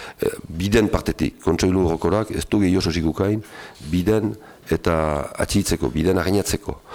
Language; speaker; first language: Basque; native; Basque